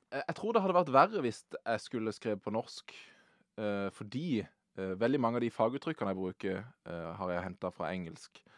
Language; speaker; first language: Norwegian; native; Norwegian